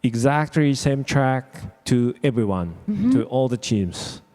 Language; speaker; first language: English; non-native, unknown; Japanese